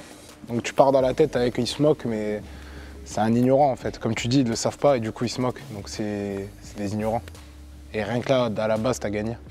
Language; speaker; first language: French; native; French